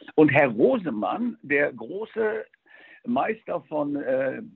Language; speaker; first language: German; early bilingual, other home language; Spanish